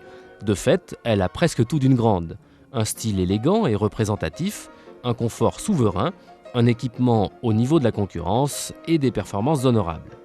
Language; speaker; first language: French; native; French